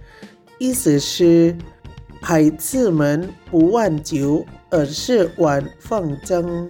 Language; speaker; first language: Chinese; non-native, fluent; Indonesian